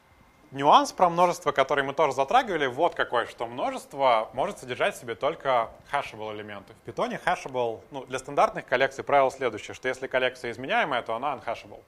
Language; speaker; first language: Russian; native; Russian